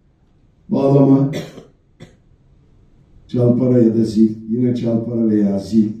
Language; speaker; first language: Turkish; native; Turkish